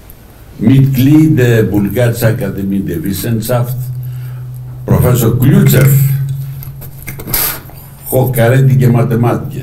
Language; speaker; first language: German; non-native, fluent; Greek